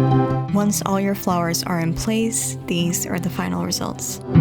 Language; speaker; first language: English; native; English